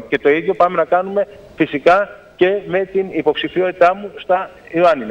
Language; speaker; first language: Greek; native; Greek